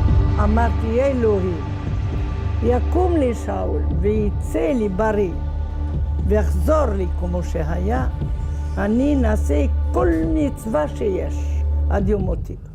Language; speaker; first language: Hebrew; non-native, fluent; Arabic